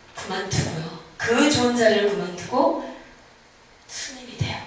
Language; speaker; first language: Korean; native; Korean